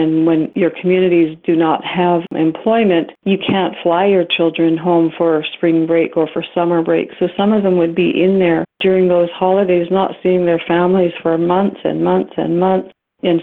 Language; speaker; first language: English; native; English